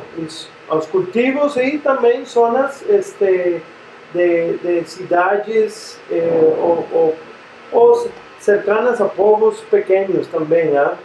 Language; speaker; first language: Spanish; non-native, fluent; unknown